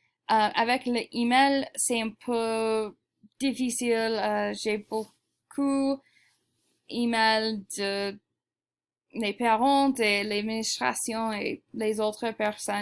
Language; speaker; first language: French; non-native, fluent; English